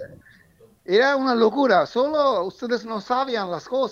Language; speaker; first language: Spanish; non-native, fluent; Bangla